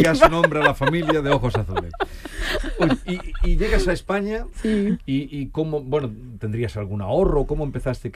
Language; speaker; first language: Spanish; native; Spanish